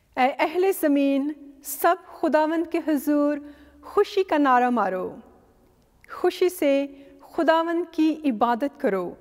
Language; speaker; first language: Urdu; native; Urdu